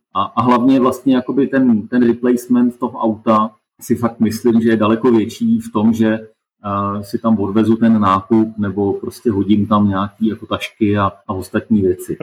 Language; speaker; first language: Czech; native; Czech